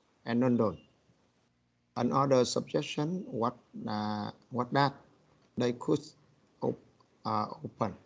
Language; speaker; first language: English; non-native, learner; Vietnamese